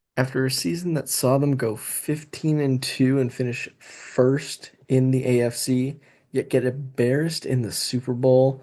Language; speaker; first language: English; native; English